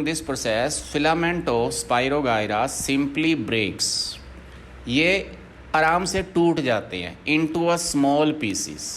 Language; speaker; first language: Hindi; native; Hindi